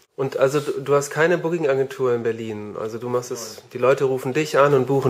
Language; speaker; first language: German; native; German